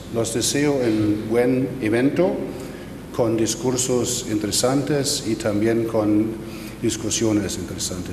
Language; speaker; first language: Spanish; non-native, fluent; German